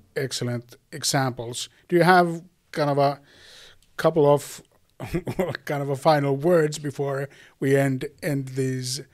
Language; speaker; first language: English; non-native, fluent; Finnish